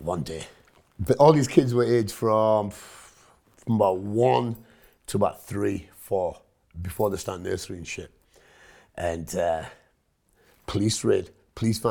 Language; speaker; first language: English; non-native, local second language; Punjabi